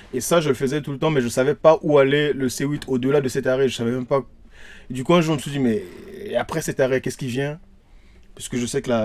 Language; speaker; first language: French; non-native, local second language; Lingala